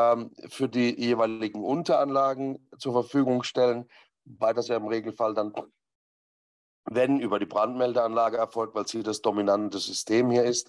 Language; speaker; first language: German; native; German